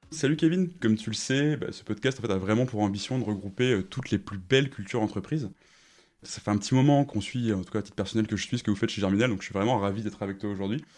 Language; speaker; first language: French; native; French